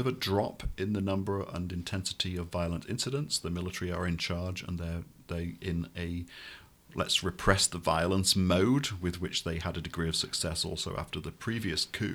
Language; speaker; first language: English; native; English